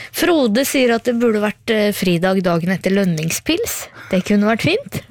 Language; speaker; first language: Norwegian; native; Norwegian